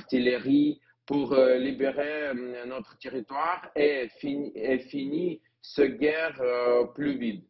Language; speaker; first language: French; non-native, learner; Ukrainian